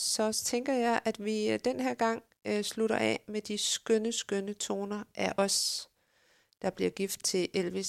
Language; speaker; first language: Danish; native; Danish